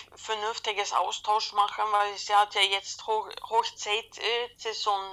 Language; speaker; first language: German; non-native, fluent; Swedish